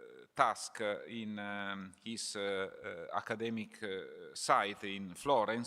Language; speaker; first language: English; non-native, fluent; Italian